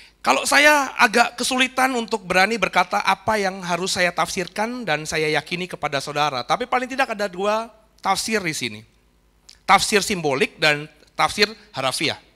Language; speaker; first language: Indonesian; native; Indonesian